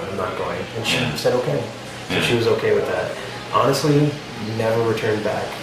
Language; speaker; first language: English; native; English